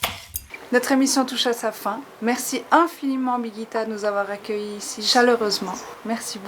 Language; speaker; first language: French; native; French